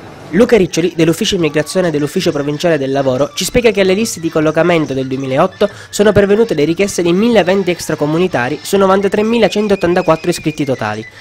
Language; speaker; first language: Italian; native; Italian